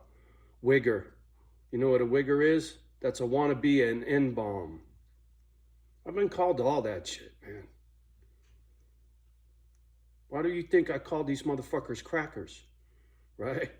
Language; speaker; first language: English; native; English